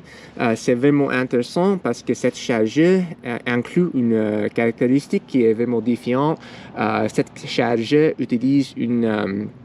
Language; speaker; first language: French; non-native, learner; English